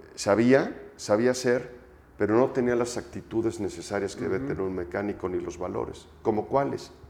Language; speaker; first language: Spanish; native; Spanish